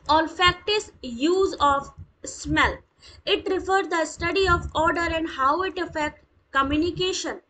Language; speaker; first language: Hindi; native; Hindi